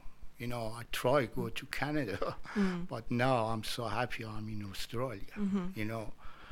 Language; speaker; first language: English; non-native, learner; Persian